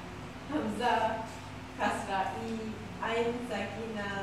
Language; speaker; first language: Arabic; non-native, learner; Malay